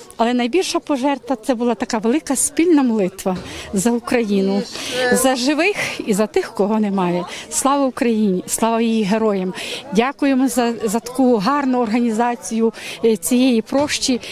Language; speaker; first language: Ukrainian; native; Ukrainian